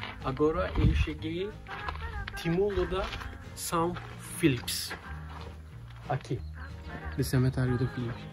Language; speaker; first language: Portuguese; non-native, learner; Turkish